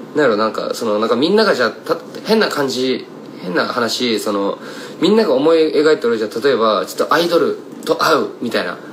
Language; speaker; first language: Japanese; native; Japanese